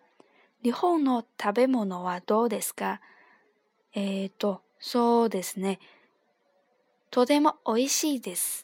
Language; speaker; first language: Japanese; non-native, fluent; Chinese